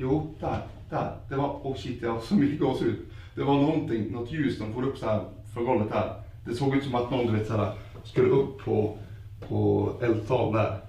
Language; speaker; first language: Swedish; native; Swedish